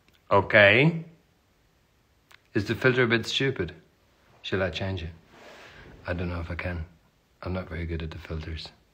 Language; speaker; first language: English; native; English